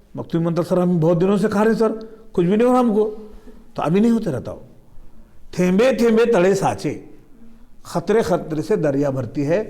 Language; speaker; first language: Hindi; non-native, local second language; Marathi